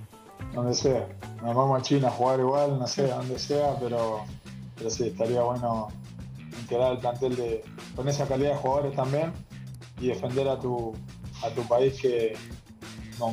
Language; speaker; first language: Spanish; native; Spanish